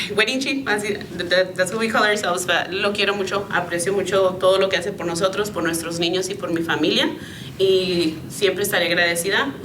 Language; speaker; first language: Spanish; early bilingual, other home language; English